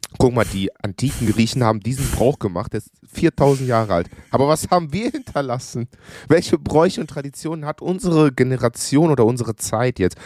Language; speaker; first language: German; early bilingual, other home language; Greek